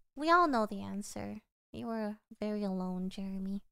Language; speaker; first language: English; early bilingual, other home language; Korean